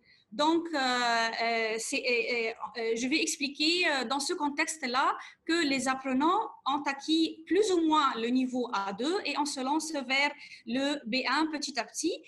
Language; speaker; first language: French; non-native, fluent; Arabic